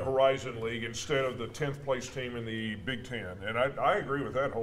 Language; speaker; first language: English; native; English